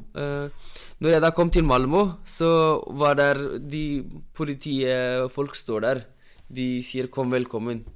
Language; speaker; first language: Norwegian; non-native, fluent; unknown